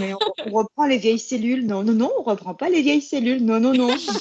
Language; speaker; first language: French; native; French